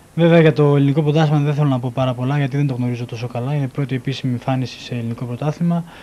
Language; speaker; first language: Greek; early bilingual, heritage; Greek